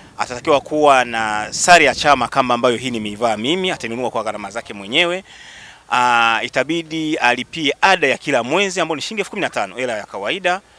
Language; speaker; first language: Swahili; non-native, local second language; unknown